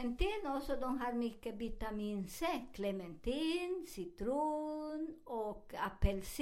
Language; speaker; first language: Swedish; non-native, fluent; Spanish